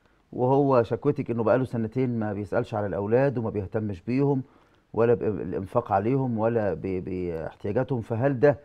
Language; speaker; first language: Arabic; native; Arabic